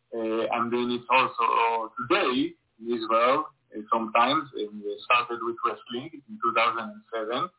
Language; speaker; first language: English; non-native, learner; Hebrew